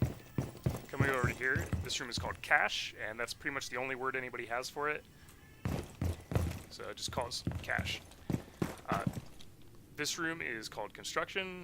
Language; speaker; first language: English; native; English